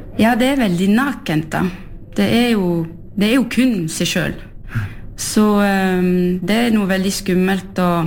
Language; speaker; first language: Norwegian; early bilingual, heritage; French